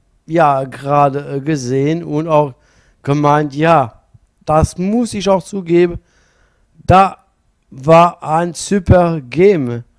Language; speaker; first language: German; non-native, learner; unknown